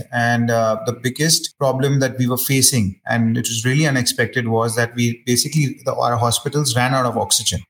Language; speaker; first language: English; non-native, local second language; Hindi